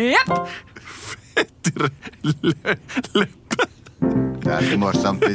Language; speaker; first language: Norwegian; native; Norwegian